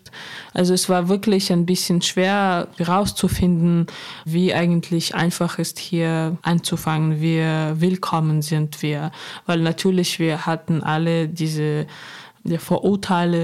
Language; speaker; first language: German; non-native, fluent; Russian